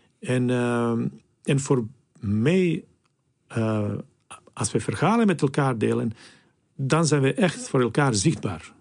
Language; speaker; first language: Dutch; non-native, fluent; Bosnian